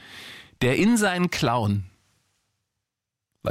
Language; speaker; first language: German; native; German